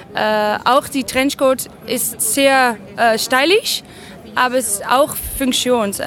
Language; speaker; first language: German; non-native, learner; Dutch